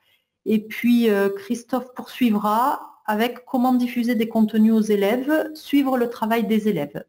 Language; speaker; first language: French; native; French